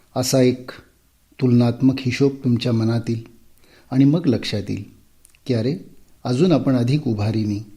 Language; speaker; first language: Marathi; native; Marathi